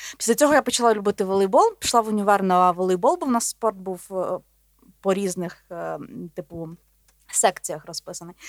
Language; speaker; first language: Ukrainian; native; Ukrainian